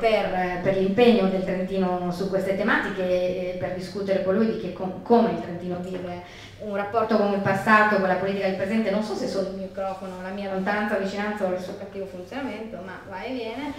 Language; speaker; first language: Italian; native; Italian